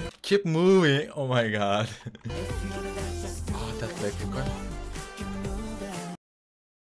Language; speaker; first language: English; non-native, learner; Turkish